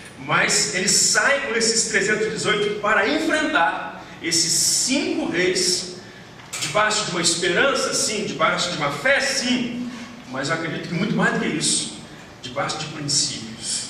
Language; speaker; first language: Portuguese; native; Portuguese